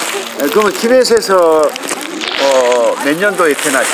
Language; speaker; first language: Korean; native; Korean